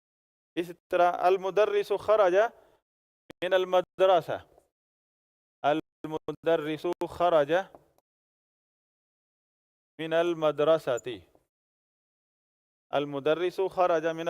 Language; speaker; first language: Arabic; non-native, fluent; Urdu